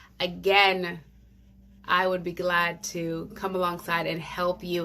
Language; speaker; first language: English; native; English